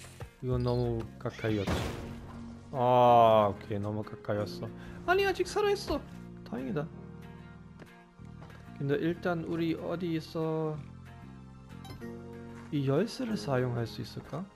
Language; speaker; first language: Korean; non-native, fluent; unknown